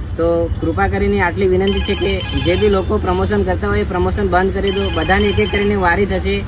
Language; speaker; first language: Gujarati; non-native, local second language; Bhili